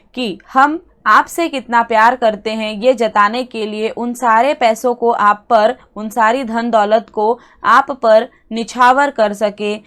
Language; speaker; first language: Hindi; non-native, local second language; Marathi